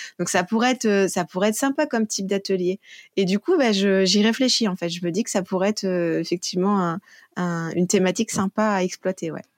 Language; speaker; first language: French; native; French